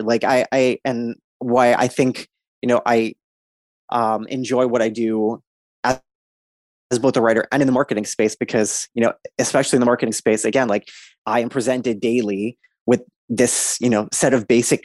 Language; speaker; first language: English; native; English